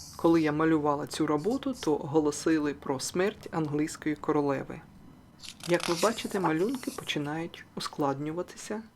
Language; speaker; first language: Ukrainian; non-native, local second language; Russian